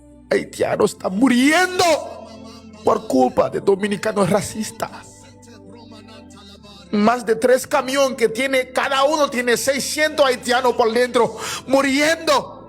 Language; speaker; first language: Spanish; non-native, fluent; Haitian Creole